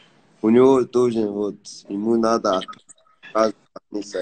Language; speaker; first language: Russian; non-native, learner; Persian